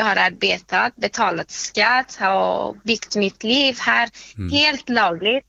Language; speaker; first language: Swedish; non-native, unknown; Persian